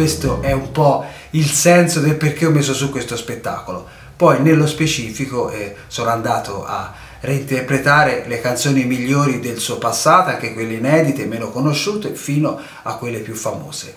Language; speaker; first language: Italian; native; Italian